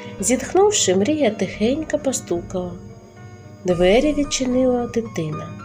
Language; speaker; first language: Ukrainian; native; Ukrainian